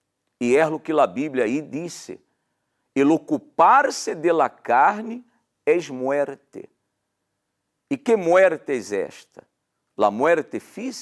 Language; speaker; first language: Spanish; non-native, learner; Portuguese